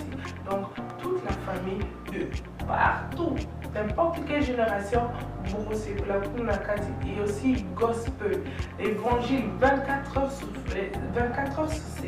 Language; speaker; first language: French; non-native, local second language; Lingala